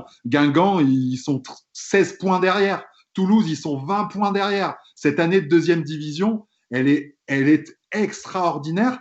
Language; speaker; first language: French; native; French